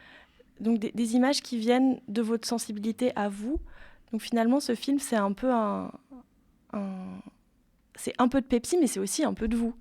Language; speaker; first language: French; native; French